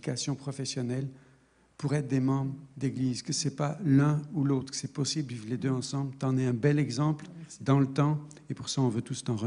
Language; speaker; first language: French; native; French